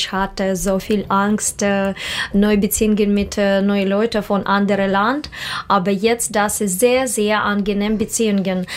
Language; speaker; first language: German; non-native, learner; Russian